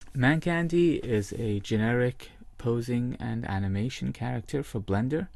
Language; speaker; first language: English; native; English